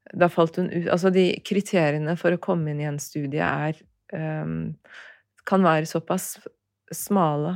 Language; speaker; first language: Norwegian; early bilingual, other home language; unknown